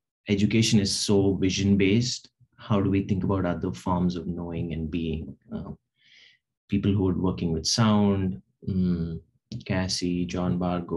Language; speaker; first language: English; non-native, local second language; Telugu